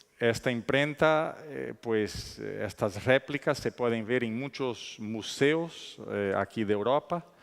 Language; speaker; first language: Spanish; non-native, fluent; Italian